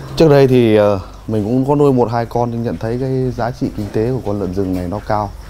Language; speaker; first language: Vietnamese; non-native, local second language; Muong